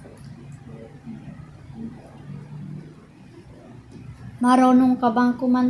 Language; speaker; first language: Filipino; non-native, local second language; Cebuano